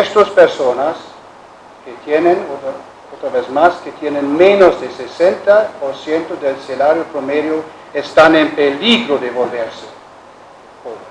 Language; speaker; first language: Spanish; non-native, learner; German